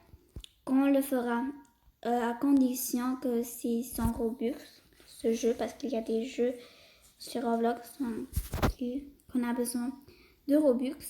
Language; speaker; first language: French; early bilingual, other home language; Portuguese